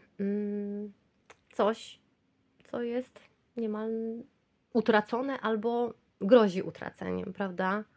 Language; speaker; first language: Polish; native; Polish